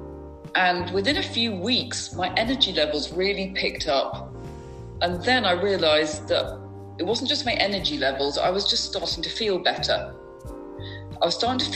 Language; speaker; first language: English; native; English